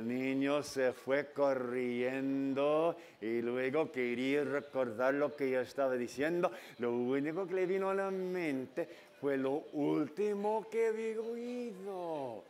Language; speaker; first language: Spanish; non-native, fluent; English